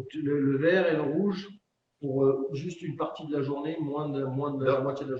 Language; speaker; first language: French; native; French